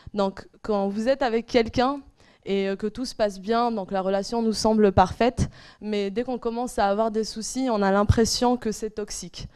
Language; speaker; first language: French; non-native, local second language; Arabic